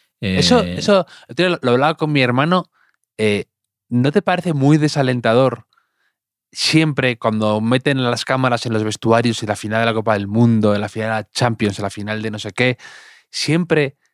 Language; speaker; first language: Spanish; native; Spanish